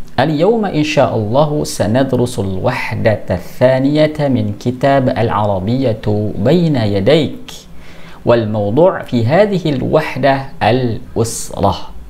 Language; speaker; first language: Arabic; non-native, fluent; Indonesian